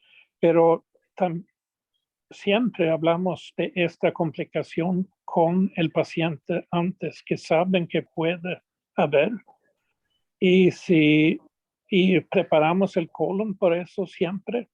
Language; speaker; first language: Spanish; non-native, fluent; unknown